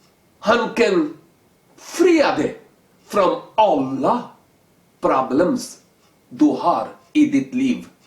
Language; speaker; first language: Swedish; non-native, learner; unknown